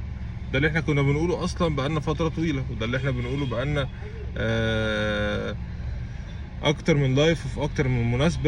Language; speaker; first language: Arabic; native; Arabic